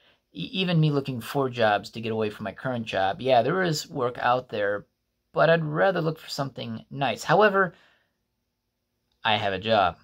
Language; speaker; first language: English; native; English